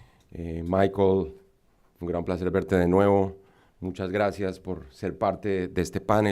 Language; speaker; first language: Spanish; native; Spanish